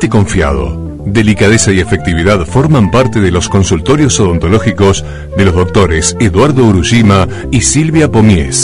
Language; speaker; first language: Spanish; native; Spanish